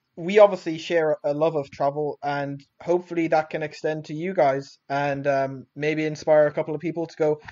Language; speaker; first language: English; native; English